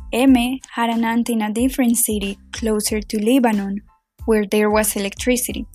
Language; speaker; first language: English; non-native, fluent; Spanish